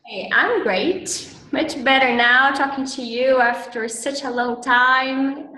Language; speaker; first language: English; non-native, fluent; Portuguese